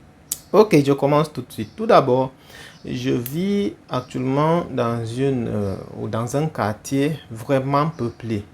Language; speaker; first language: French; non-native, fluent; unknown